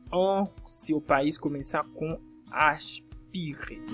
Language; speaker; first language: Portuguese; non-native, fluent; French